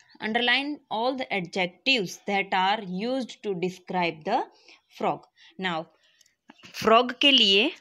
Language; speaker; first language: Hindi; non-native, local second language; Gujarati